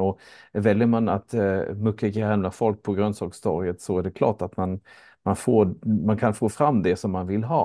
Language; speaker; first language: Swedish; native; Swedish